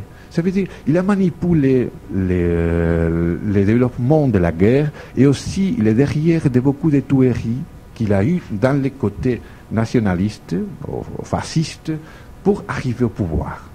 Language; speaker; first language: French; non-native, fluent; Spanish